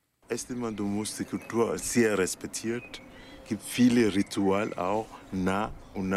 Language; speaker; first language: German; non-native, learner; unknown